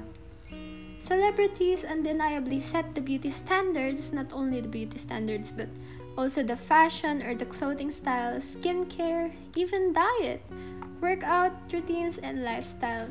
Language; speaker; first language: English; non-native, local second language; Filipino